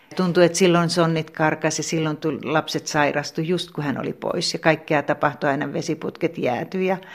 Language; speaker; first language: Finnish; native; Finnish